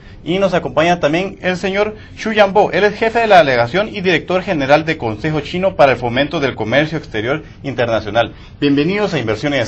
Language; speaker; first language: Spanish; native; Spanish